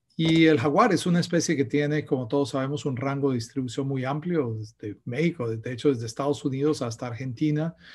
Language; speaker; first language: Spanish; native; Spanish